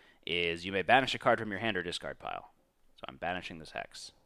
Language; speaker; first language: English; native; English